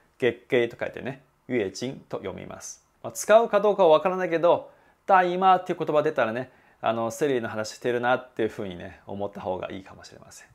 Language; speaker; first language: Japanese; non-native, fluent; Chinese